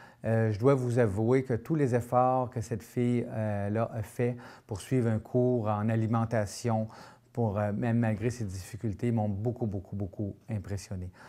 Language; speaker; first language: French; native; French